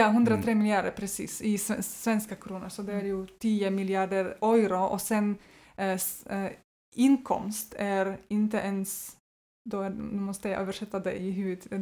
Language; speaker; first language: Swedish; non-native, fluent; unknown